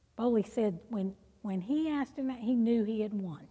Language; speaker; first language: English; native; English